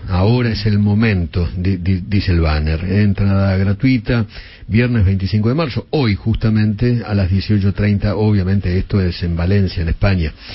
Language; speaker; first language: Spanish; native; Spanish